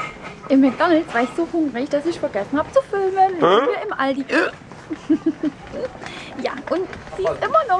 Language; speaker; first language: German; native; German